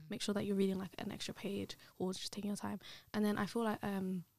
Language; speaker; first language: English; early bilingual, other home language; Somali